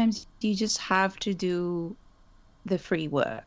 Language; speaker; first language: English; non-native, local second language; Urdu